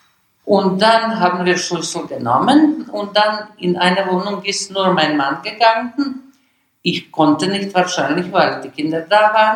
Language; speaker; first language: German; non-native, learner; Bosnian